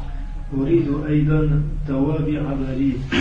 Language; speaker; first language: Arabic; non-native, learner; French